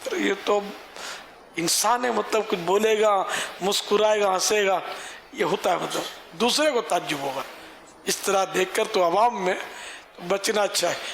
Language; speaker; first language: Urdu; non-native, local second language; Memoni